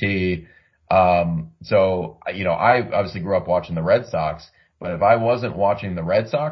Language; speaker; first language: English; native; English